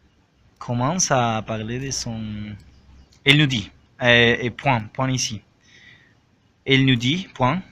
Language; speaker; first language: French; non-native, learner; Spanish